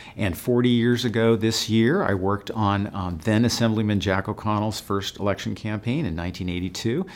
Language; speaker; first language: English; native; English